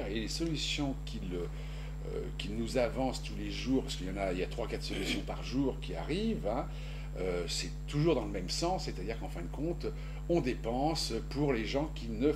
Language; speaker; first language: French; native; French